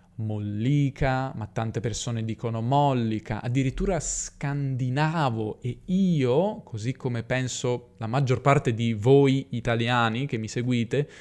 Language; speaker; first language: Italian; native; Italian